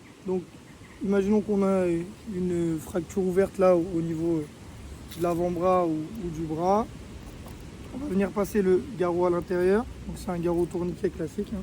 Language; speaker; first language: French; native; French